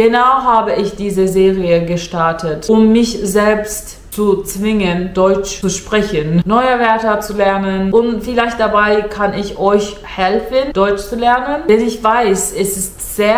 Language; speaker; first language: German; non-native, fluent; Turkish